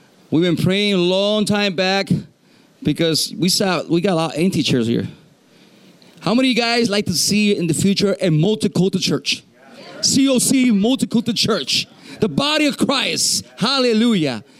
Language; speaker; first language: English; non-native, local second language; Spanish